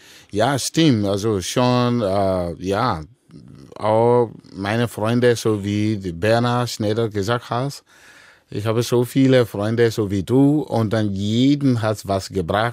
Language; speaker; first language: German; non-native, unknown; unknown